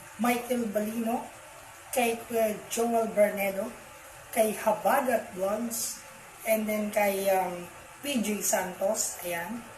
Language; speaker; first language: Filipino; non-native, local second language; Bikol